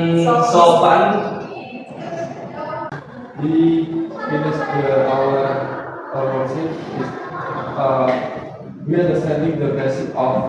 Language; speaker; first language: English; non-native, learner; Indonesian